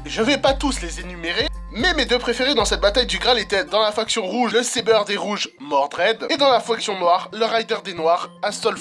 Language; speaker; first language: French; native; French